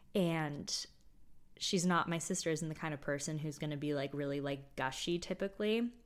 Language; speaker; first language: English; native; English